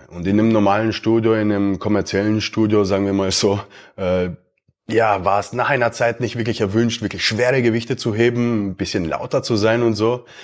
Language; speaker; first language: German; early bilingual, other home language; Romanian